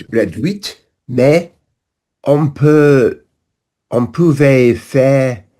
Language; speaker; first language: French; non-native, learner; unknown